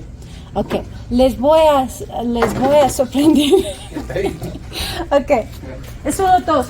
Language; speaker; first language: Spanish; non-native, learner; English